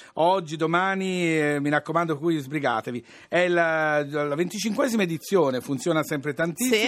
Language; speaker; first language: Italian; native; Italian